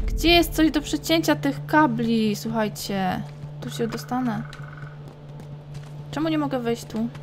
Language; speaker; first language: Polish; native; Polish